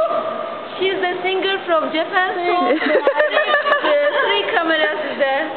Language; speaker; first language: English; non-native, learner; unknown